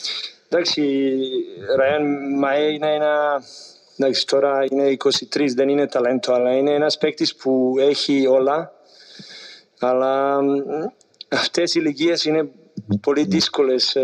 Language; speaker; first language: Greek; non-native, learner; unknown